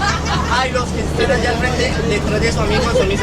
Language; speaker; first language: Spanish; native; Spanish